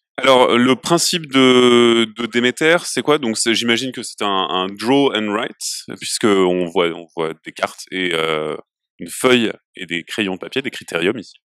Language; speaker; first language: French; native; French